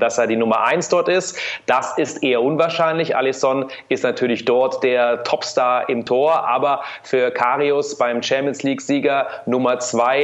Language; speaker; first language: German; native; German